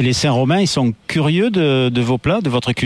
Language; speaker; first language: French; native; French